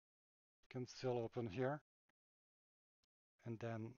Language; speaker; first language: English; non-native, fluent; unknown